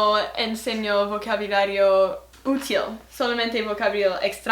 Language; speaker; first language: Spanish; non-native, learner; English